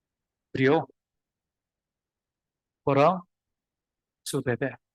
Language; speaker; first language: Spanish; non-native, learner; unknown